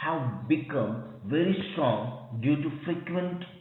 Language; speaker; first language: English; non-native, local second language; Marathi